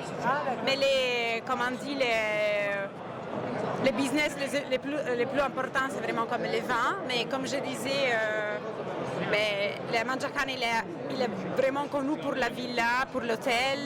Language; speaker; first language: French; non-native, fluent; Italian